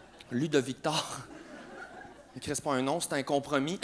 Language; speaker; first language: French; native; French